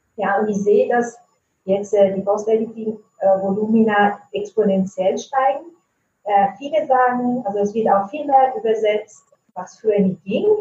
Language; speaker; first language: German; non-native, fluent; Italian